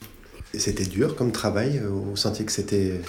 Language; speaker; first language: French; native; French